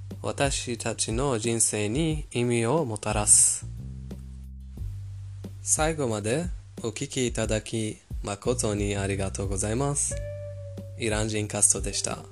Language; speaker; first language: Japanese; non-native, fluent; Persian